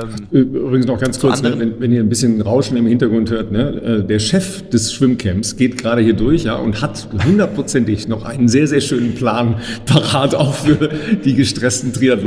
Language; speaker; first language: German; native; German